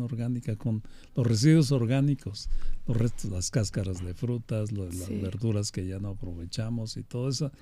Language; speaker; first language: Spanish; native; Spanish